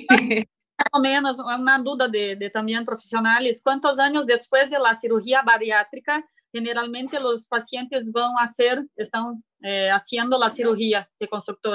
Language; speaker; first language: Spanish; non-native, learner; Portuguese